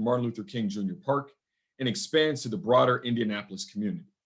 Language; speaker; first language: English; native; English